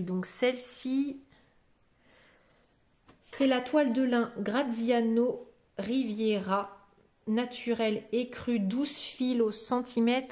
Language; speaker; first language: French; native; French